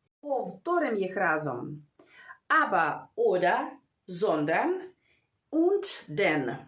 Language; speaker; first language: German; non-native, fluent; Ukrainian